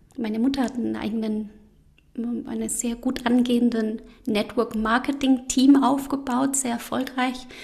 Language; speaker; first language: German; non-native, fluent; Spanish